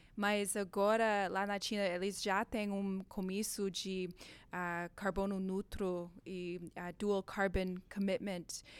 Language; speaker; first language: Portuguese; non-native, learner; English